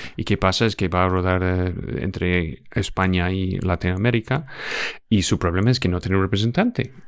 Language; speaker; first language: Spanish; non-native, fluent; English